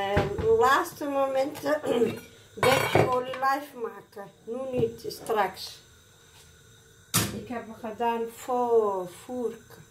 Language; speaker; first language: Dutch; non-native, learner; Somali